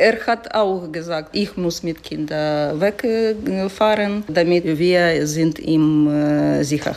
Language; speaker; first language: German; non-native, learner; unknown